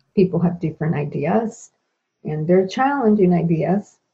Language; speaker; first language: English; non-native, fluent; Spanish